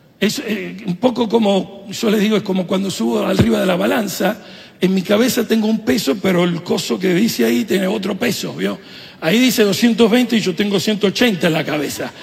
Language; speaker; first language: Spanish; native; Spanish